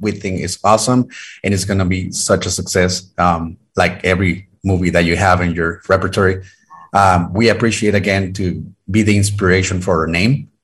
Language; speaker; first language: English; non-native, fluent; Spanish